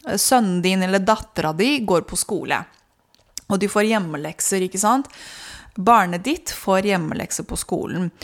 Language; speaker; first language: Norwegian; non-native, fluent; Romanian